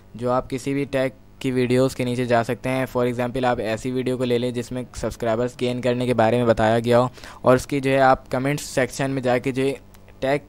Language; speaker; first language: Hindi; native; Hindi